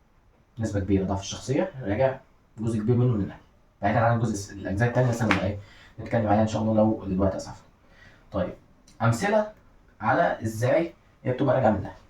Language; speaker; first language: Arabic; native; Arabic